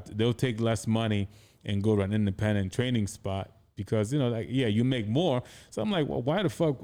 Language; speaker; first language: English; non-native, local second language; Igbo